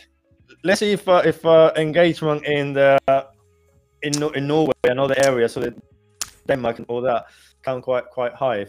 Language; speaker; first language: English; non-native, fluent; Spanish